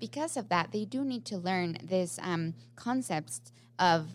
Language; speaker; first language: English; non-native, fluent; Spanish